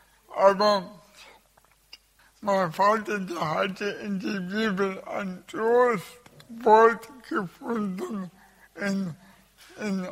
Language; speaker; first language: German; early bilingual, other home language; Russian